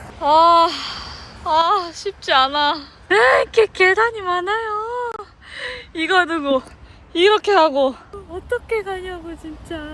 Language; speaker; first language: Korean; native; Korean